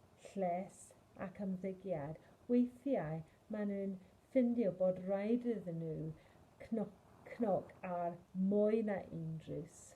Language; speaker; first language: Welsh; non-native, fluent; English